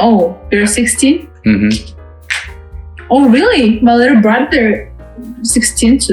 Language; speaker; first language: English; non-native, fluent; Russian